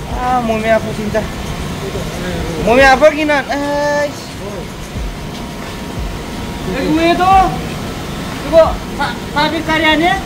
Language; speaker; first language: Korean; non-native, learner; Nepali